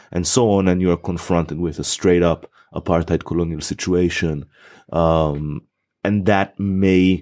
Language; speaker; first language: English; non-native, fluent; Hebrew